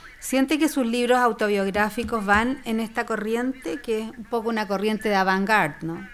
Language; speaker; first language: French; non-native, learner; Spanish